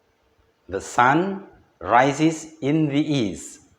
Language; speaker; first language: English; non-native, fluent; Indonesian